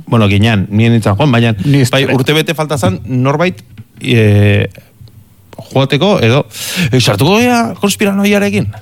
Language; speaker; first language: Basque; native; Basque